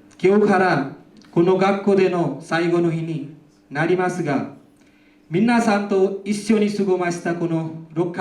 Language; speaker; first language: Japanese; non-native, learner; Nepali